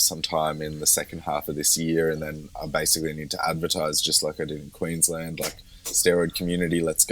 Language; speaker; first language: English; native; English